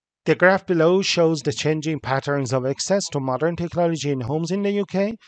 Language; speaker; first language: English; non-native, fluent; Persian